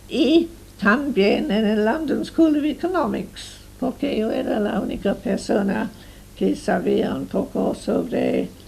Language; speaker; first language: Spanish; non-native, fluent; English